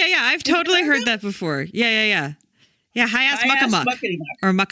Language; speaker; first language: English; native; English